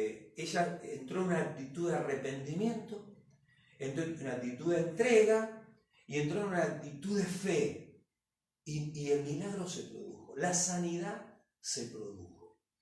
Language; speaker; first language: Spanish; native; Spanish